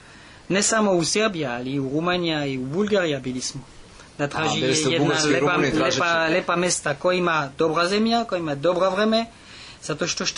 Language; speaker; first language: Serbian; non-native, learner; French